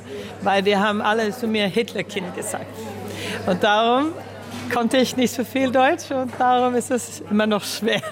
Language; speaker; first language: German; early bilingual, heritage; German